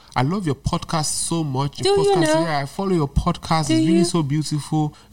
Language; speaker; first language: English; non-native, local second language; Yoruba